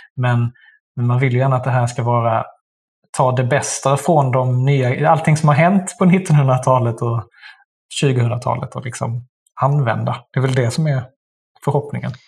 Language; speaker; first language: Swedish; native; Swedish